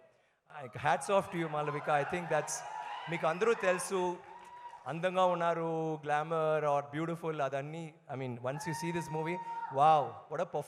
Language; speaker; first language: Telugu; non-native, learner; Tamil